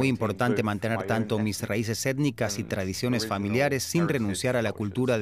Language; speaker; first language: Spanish; non-native, fluent; English